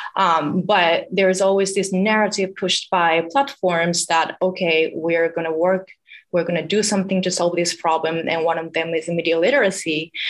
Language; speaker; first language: English; non-native, fluent; Japanese